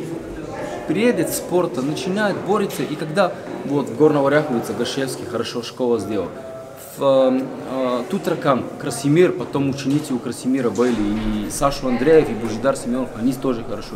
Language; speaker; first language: Russian; non-native, learner; Bulgarian